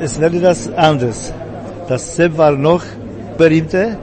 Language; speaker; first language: German; non-native, fluent; Czech